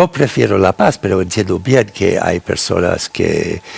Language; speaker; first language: Spanish; non-native, fluent; English